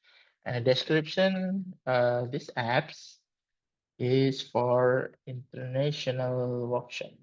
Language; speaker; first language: English; non-native, learner; Indonesian